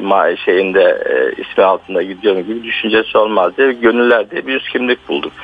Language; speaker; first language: Turkish; native; Turkish